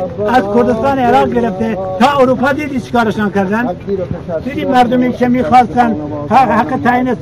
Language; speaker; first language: Persian; non-native, local second language; Central Kurdish